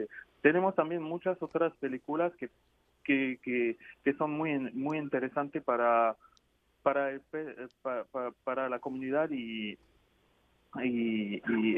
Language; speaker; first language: Spanish; non-native, fluent; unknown